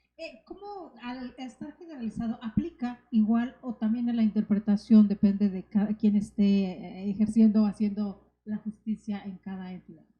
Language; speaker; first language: Spanish; native; Spanish